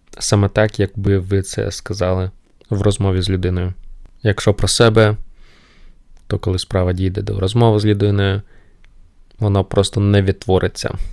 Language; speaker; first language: Ukrainian; non-native, local second language; Russian